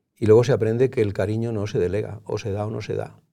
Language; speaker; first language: Spanish; native; Spanish